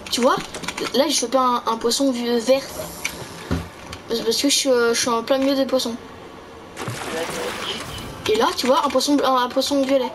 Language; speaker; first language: French; native; French